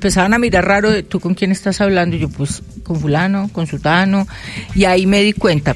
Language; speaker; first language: Spanish; native; Spanish